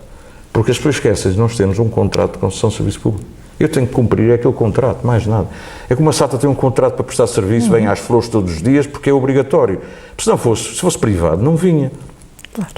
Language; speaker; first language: Portuguese; native; Portuguese